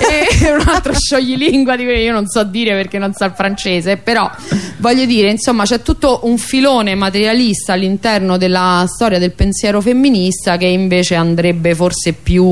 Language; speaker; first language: Italian; native; Italian